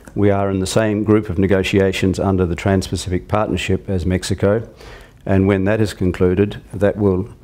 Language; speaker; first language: English; native; English